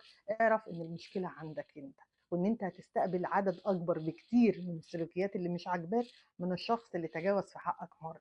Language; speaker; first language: Arabic; native; Arabic